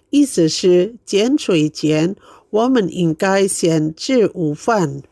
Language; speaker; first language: Chinese; non-native, fluent; Indonesian